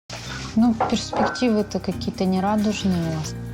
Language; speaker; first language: Russian; native; Russian